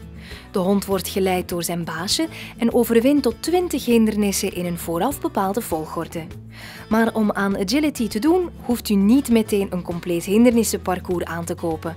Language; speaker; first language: Dutch; native; Dutch